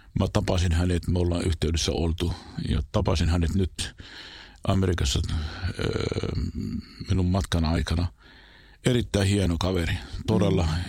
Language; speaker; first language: Finnish; non-native, fluent; Arabic